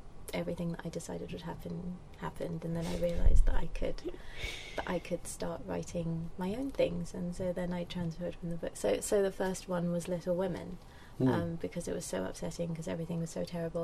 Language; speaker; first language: English; native; English